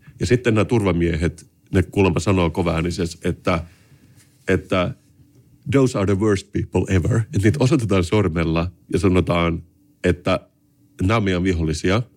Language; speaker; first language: Finnish; native; Finnish